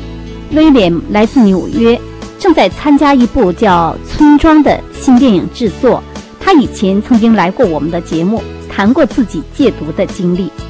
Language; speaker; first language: Chinese; native; Chinese